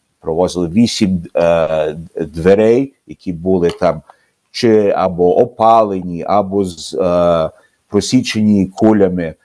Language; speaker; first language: Ukrainian; early bilingual, heritage; Ukrainian